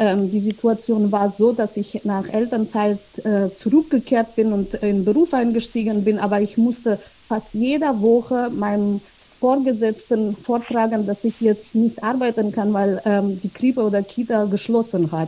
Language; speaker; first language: German; non-native, fluent; Georgian